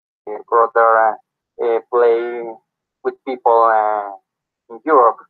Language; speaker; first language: English; non-native, learner; Spanish